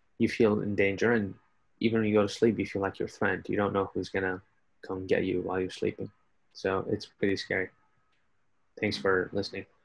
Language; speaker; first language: English; non-native, fluent; Arabic